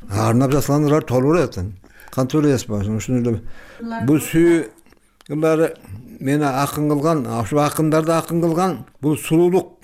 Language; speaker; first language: Kyrgyz; native; Kyrgyz